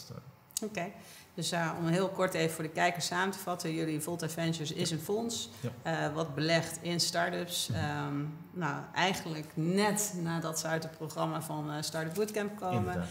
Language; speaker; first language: Dutch; native; Dutch